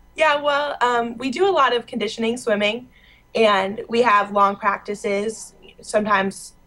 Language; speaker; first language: English; native; English